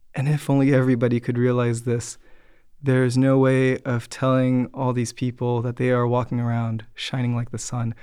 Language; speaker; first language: English; native; English